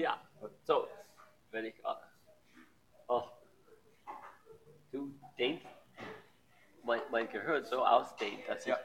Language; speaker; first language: German; non-native, learner; English